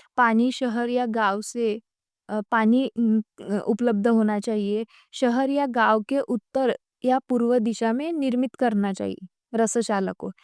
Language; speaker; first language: Hindi; non-native, local second language; Marathi